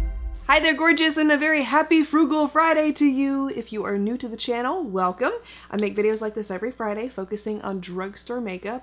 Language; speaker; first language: English; native; English